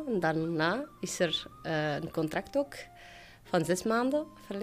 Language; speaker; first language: Dutch; non-native, fluent; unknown